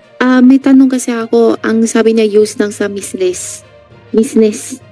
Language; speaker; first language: Filipino; non-native, learner; Chinese